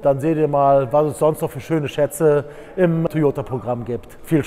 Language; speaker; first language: German; native; German